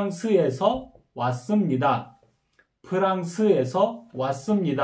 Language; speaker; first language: Korean; non-native, fluent; Kyrgyz